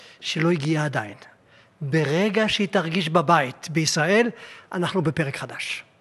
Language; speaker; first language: Hebrew; non-native, fluent; French